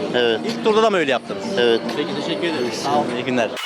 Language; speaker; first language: Turkish; native; Turkish